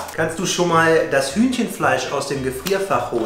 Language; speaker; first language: German; native; German